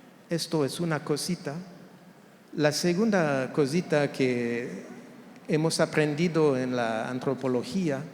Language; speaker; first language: Spanish; non-native, fluent; French